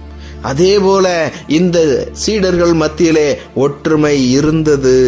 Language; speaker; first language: Tamil; native; Tamil